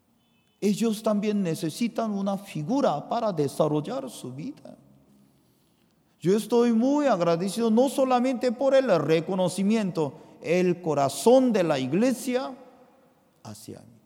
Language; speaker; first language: Spanish; non-native, fluent; Korean